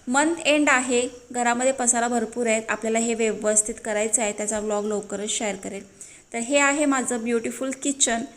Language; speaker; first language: Marathi; native; Marathi